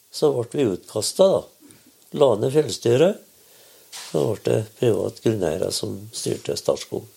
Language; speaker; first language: Norwegian; native; Norwegian